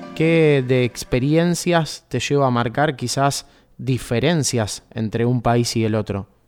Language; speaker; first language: Spanish; native; Spanish